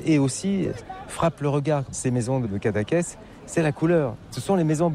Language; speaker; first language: French; native; French